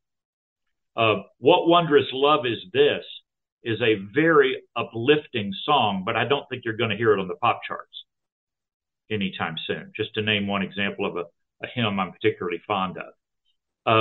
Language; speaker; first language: English; native; English